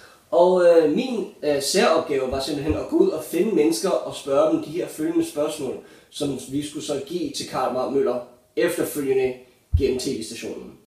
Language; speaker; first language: Danish; native; Danish